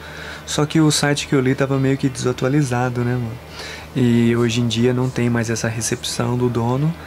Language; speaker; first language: Portuguese; native; Portuguese